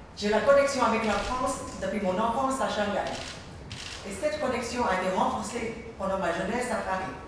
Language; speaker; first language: French; non-native, fluent; Chinese